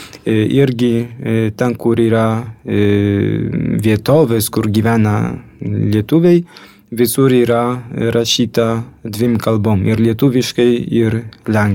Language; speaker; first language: Lithuanian; early bilingual, heritage; Lithuanian